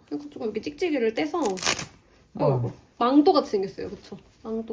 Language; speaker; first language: Korean; native; Korean